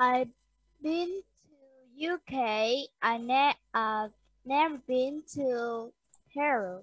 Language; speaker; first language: English; non-native, learner; Vietnamese